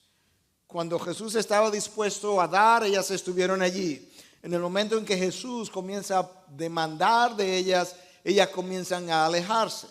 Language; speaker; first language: Spanish; native; Spanish